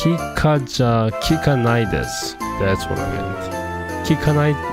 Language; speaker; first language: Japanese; non-native, learner; English